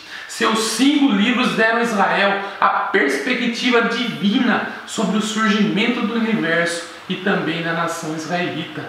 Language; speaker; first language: Portuguese; native; Portuguese